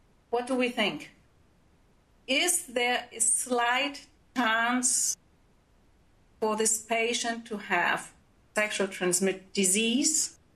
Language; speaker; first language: English; non-native, fluent; Portuguese